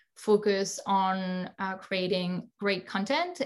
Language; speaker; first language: English; non-native, fluent; French